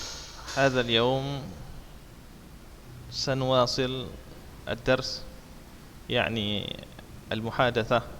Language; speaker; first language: Arabic; non-native, fluent; Indonesian